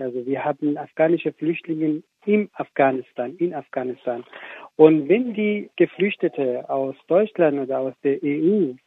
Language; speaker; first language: German; non-native, fluent; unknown